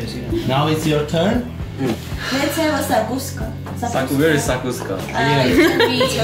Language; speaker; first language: English; non-native, learner; Armenian